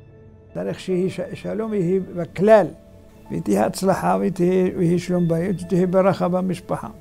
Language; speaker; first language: Hebrew; non-native, fluent; Arabic